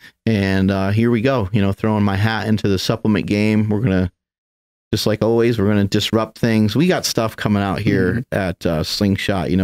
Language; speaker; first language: English; native; English